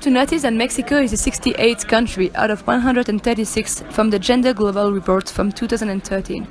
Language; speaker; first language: English; non-native, fluent; French